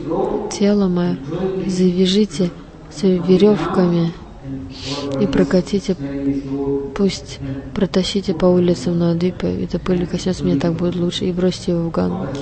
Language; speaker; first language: Russian; non-native, learner; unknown